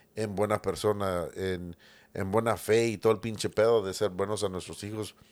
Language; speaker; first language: Spanish; early bilingual, heritage; Spanish